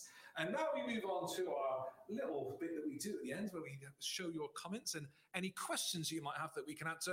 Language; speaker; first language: English; native; English